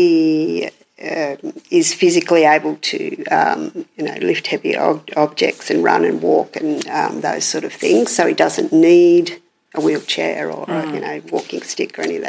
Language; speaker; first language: English; native; English